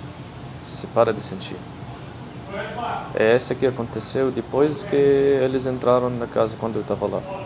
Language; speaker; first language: Portuguese; non-native, fluent; Arabic